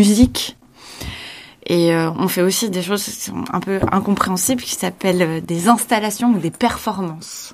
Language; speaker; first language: French; native; French